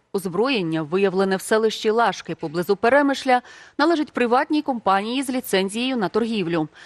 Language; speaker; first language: Ukrainian; native; Ukrainian